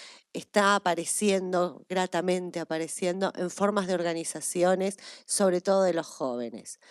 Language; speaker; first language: Spanish; native; Spanish